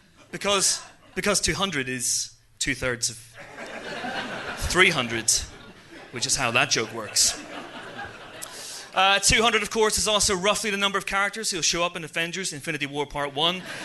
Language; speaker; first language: English; native; English